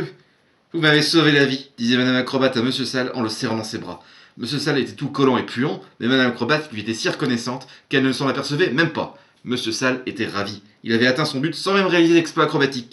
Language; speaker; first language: French; native; French